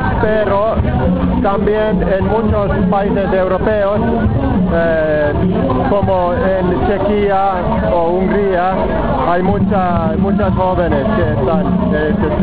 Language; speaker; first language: Spanish; non-native, fluent; Finnish